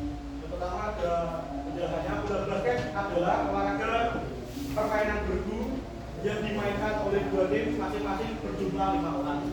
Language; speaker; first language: Indonesian; native; Indonesian